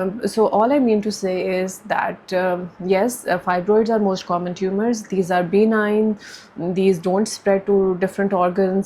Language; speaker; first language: English; non-native, local second language; Urdu